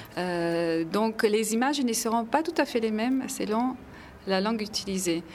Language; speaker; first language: French; non-native, fluent; Italian